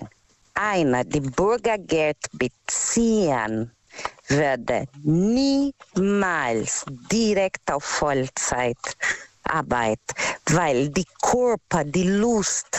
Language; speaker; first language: German; non-native, learner; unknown